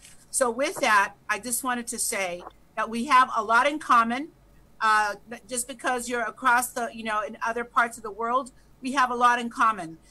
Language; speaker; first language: English; early bilingual, other home language; Spanish